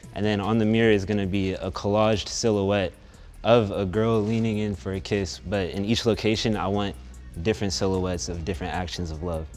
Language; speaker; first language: English; native; English